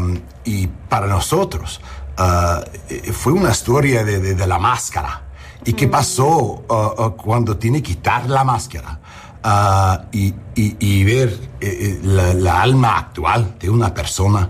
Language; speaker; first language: Spanish; non-native, learner; English